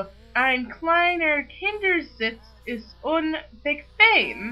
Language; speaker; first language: German; non-native, learner; English